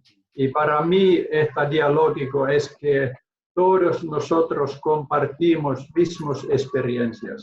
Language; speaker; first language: Spanish; non-native, learner; Finnish